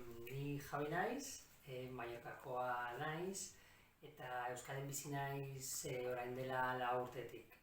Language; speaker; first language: Basque; non-native, local second language; Catalan